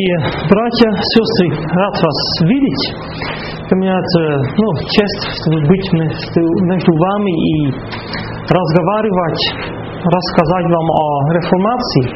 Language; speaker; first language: Russian; non-native, fluent; Dutch